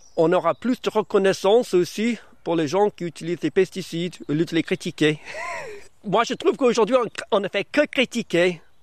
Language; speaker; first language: French; non-native, fluent; German